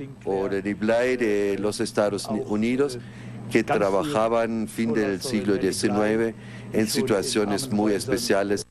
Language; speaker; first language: Spanish; non-native, fluent; German